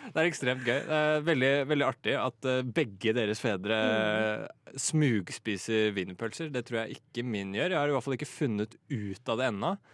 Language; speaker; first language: Norwegian; native; Norwegian